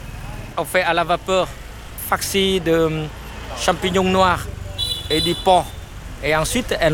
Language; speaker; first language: French; non-native, fluent; Vietnamese